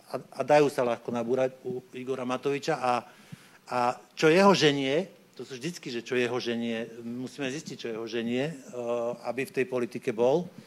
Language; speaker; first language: Slovak; native; Slovak